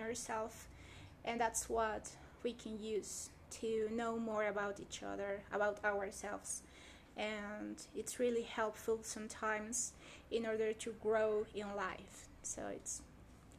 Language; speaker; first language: English; non-native, fluent; Spanish